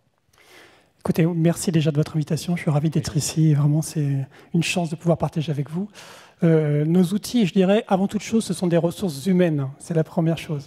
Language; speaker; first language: French; native; French